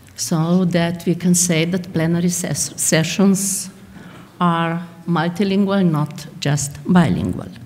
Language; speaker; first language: English; non-native, fluent; Slovenian